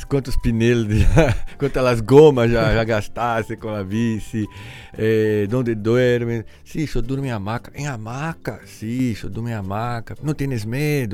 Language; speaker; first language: Spanish; non-native, learner; Portuguese